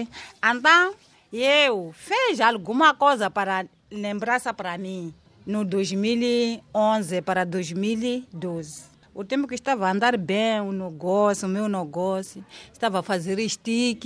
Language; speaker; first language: Portuguese; non-native, local second language; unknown